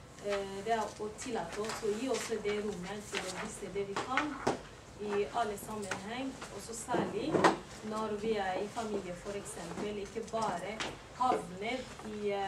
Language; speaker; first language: Norwegian; non-native, learner; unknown